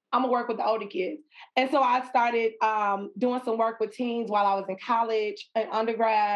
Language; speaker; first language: English; native; English